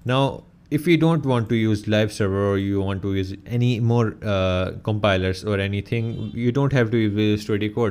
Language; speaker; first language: English; non-native, local second language; Urdu